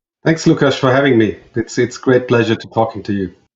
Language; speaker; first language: English; non-native, fluent; German